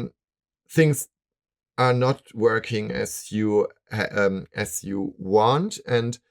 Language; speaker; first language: English; non-native, fluent; German